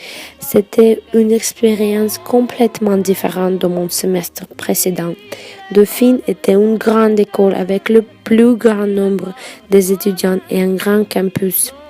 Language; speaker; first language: French; non-native, fluent; Russian